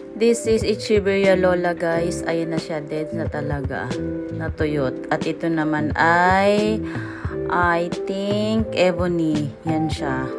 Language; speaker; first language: Filipino; native; Filipino